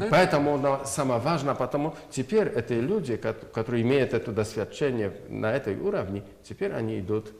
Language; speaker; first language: Russian; non-native, learner; Polish